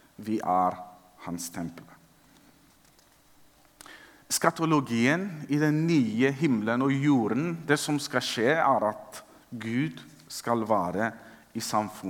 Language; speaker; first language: Norwegian; non-native, fluent; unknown